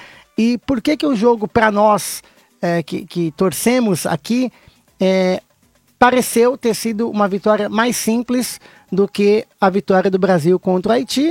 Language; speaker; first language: Portuguese; native; Portuguese